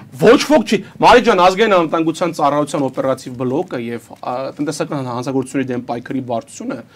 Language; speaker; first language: Armenian; native; Armenian